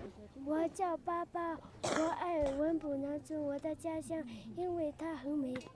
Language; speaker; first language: Chinese; non-native, local second language; Tibetan